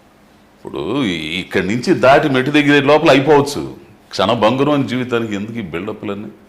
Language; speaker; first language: Telugu; native; Telugu